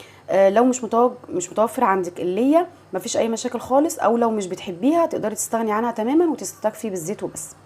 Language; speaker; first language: Arabic; native; Arabic